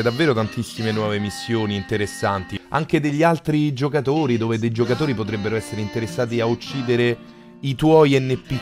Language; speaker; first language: Italian; native; Italian